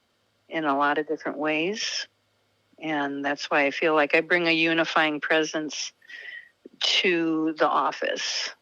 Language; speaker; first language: English; native; English